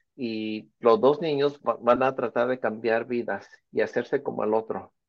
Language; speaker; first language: Spanish; early bilingual, heritage; Spanish